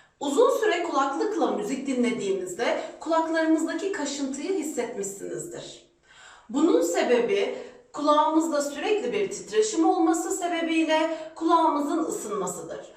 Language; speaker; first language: Turkish; native; Turkish